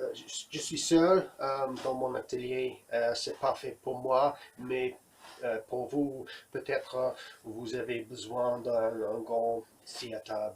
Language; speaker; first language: French; non-native, learner; English